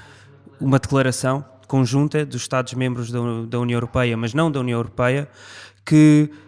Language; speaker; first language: Portuguese; native; Portuguese